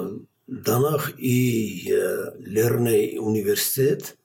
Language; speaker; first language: German; non-native, learner; Armenian